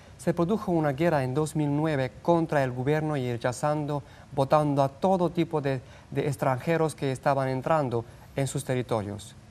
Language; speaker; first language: Spanish; non-native, fluent; Romanian